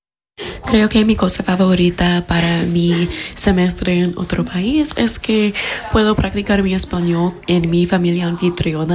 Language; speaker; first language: Spanish; non-native, fluent; English